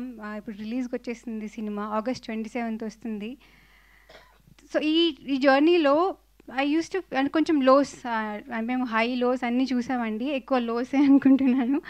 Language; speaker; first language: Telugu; non-native, fluent; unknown